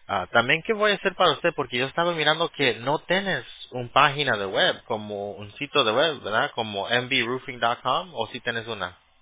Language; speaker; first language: Spanish; early bilingual, heritage; Spanish